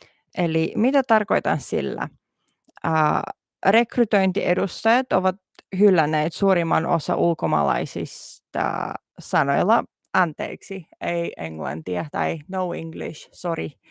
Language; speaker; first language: Finnish; non-native, learner; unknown